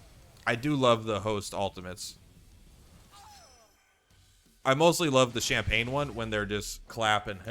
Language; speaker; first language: English; native; English